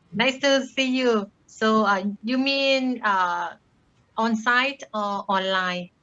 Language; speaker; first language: English; non-native, learner; Thai